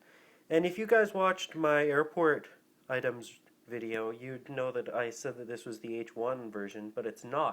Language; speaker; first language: English; native; English